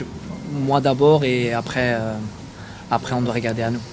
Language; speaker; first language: French; non-native, fluent; Dutch